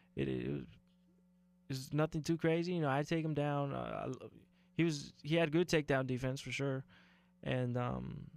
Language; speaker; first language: English; native; English